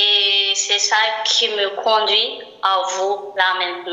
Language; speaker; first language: French; non-native, local second language; Malagasy